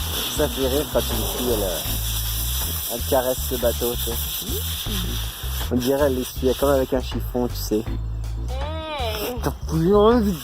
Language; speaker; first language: French; native; French